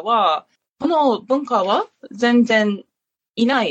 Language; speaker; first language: Japanese; non-native, learner; English